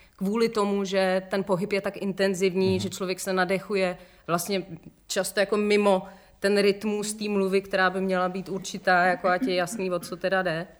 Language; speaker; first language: Czech; native; Czech